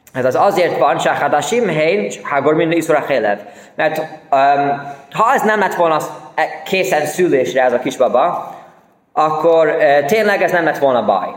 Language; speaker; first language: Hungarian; early bilingual, heritage; Hungarian